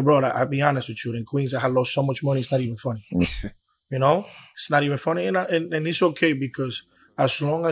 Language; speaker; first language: English; early bilingual, other home language; Spanish